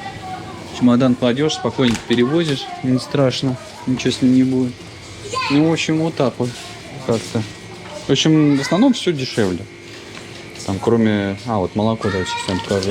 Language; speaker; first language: Russian; native; Russian